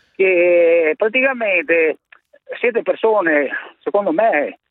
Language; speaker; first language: Italian; native; Italian